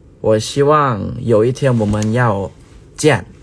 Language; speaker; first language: Chinese; non-native, learner; Thai